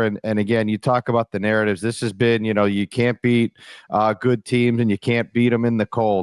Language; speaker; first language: English; native; English